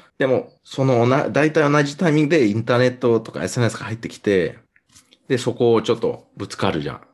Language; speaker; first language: Japanese; non-native, fluent; English